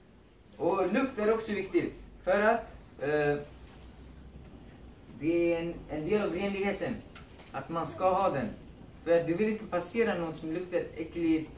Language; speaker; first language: Swedish; non-native, fluent; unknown